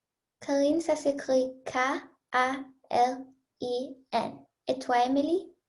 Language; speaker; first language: French; non-native, learner; English